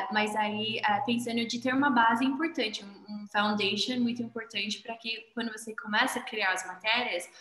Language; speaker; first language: Portuguese; non-native, fluent; English